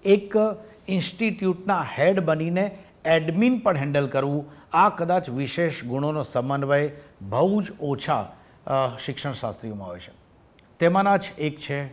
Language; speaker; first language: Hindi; non-native, local second language; Gujarati